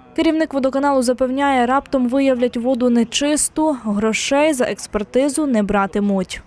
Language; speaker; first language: Ukrainian; native; Ukrainian